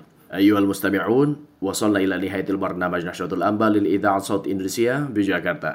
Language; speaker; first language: Arabic; non-native, fluent; Indonesian